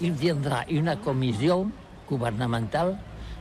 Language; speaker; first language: French; non-native, learner; Catalan